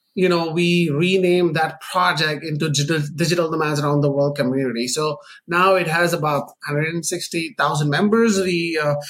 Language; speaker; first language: English; non-native, local second language; Urdu